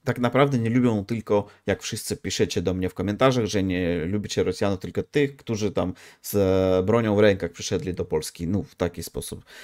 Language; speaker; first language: Polish; non-native, fluent; Russian